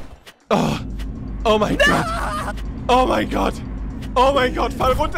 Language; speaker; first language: German; native; German